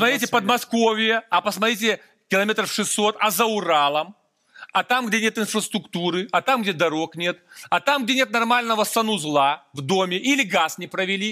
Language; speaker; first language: Russian; native; Russian